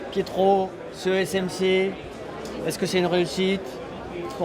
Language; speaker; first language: French; native; French